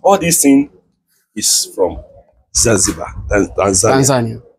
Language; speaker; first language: English; non-native, local second language; Yoruba